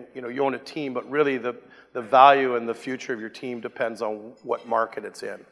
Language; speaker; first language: English; native; English